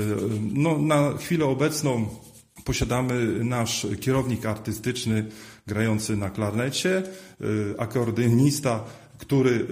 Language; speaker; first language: Polish; native; Polish